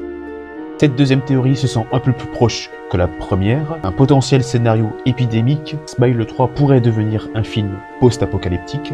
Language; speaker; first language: French; native; French